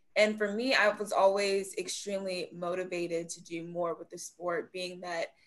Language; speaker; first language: English; native; English